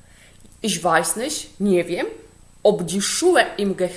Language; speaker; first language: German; non-native, fluent; Polish